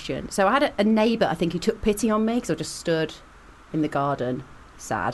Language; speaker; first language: English; native; English